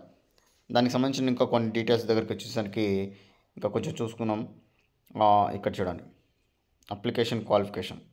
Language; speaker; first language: Telugu; native; Telugu